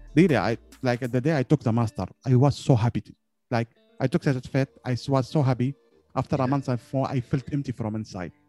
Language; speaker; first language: English; non-native, learner; Arabic